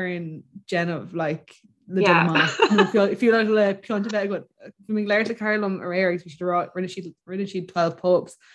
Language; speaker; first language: Irish; non-native, local second language; English